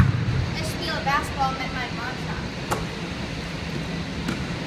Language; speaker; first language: German; non-native, learner; English